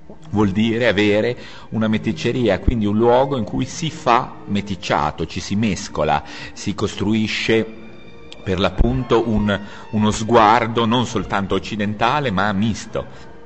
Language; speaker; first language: Italian; native; Italian